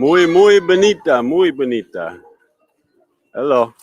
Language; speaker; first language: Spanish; non-native, learner; English